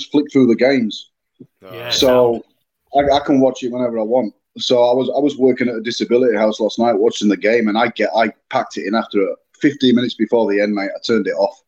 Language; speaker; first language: English; native; English